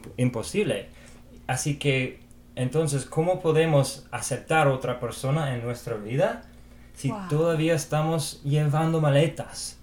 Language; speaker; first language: Spanish; non-native, fluent; English